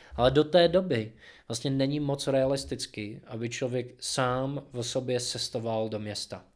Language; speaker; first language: Czech; non-native, fluent; English